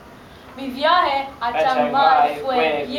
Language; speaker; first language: Spanish; non-native, learner; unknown